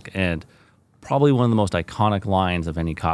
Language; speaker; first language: English; native; English